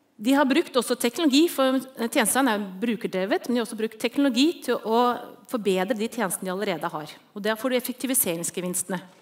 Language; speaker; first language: Norwegian; native; Norwegian